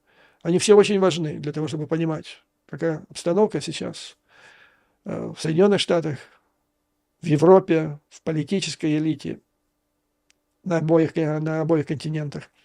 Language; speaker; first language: Russian; native; Russian